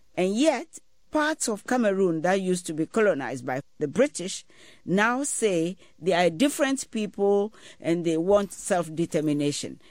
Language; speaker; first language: English; non-native, local second language; Ewe